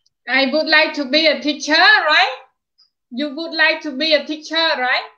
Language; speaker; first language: English; non-native, fluent; Khmer